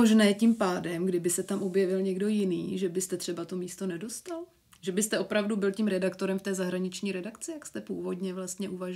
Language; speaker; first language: Czech; native; Czech